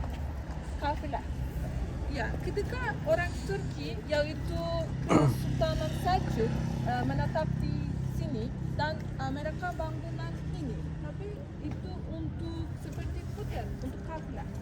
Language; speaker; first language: Indonesian; non-native, learner; Turkish